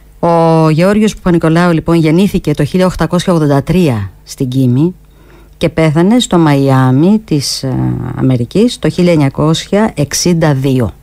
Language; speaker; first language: Greek; native; Greek